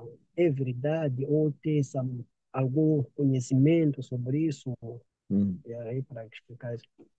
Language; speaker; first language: Portuguese; non-native, learner; Kinyarwanda